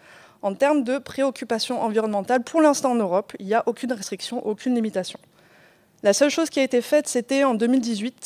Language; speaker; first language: French; native; French